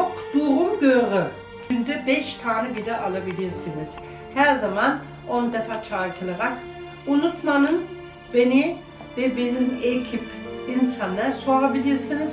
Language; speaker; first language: Turkish; non-native, learner; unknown